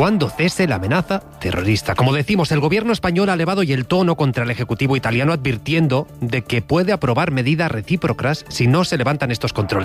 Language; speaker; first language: Spanish; native; Spanish